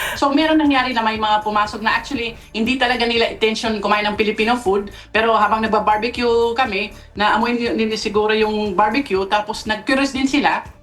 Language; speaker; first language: Filipino; non-native, fluent; Dutch